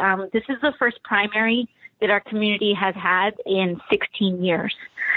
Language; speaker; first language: English; native; English